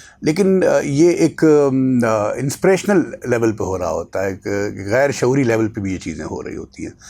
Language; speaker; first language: Urdu; native; Urdu